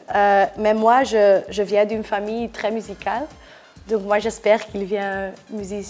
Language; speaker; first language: French; non-native, local second language; Dutch